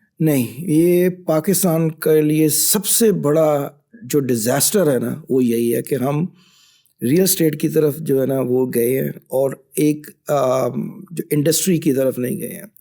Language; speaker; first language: Urdu; non-native, local second language; Punjabi